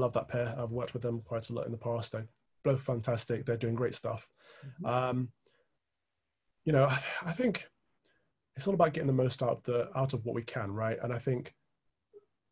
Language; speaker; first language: English; native; English